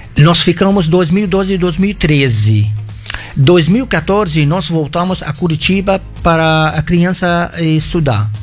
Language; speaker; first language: Portuguese; non-native, fluent; Arabic